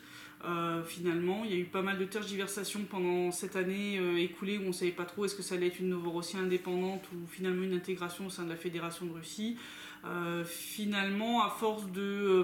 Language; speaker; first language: French; native; French